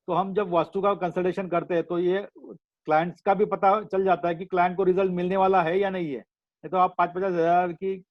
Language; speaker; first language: Hindi; non-native, local second language; Marathi